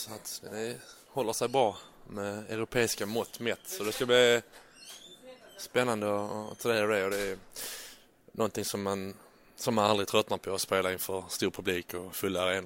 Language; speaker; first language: Swedish; native; Swedish